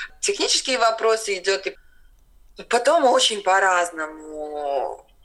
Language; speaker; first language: Russian; non-native, local second language; Latvian